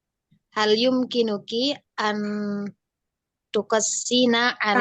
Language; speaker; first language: Arabic; non-native, learner; Indonesian